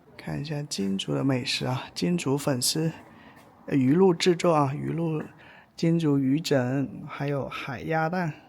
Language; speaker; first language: Chinese; native; Chinese